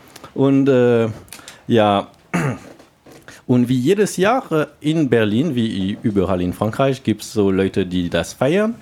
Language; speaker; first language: German; non-native, learner; French